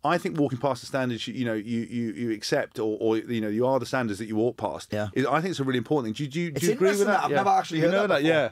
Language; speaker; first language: English; native; English